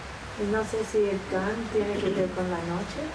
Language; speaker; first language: Spanish; non-native, fluent; English